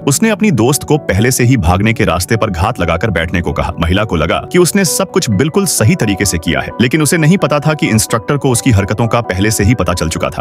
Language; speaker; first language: Hindi; native; Hindi